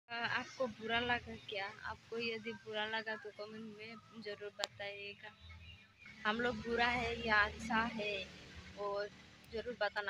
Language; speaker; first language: Hindi; non-native, local second language; Bangla